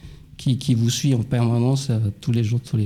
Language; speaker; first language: French; non-native, local second language; Malagasy